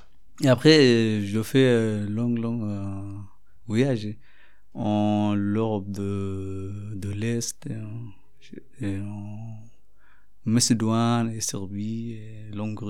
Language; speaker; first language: French; non-native, learner; Arabic